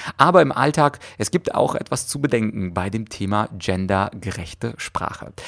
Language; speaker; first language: German; early bilingual, other home language; Russian